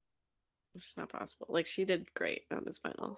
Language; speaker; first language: English; native; English